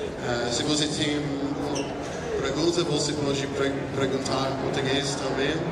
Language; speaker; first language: Portuguese; non-native, learner; English